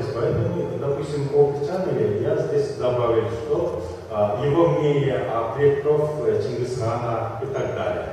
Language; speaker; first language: Russian; non-native, local second language; Kyrgyz